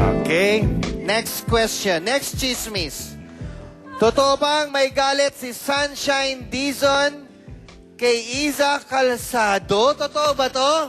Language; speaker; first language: Filipino; native; Filipino